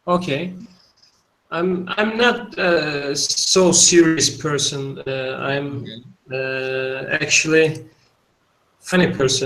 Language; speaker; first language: English; non-native, learner; Turkish